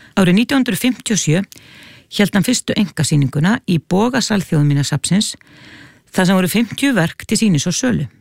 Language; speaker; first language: Icelandic; native; Icelandic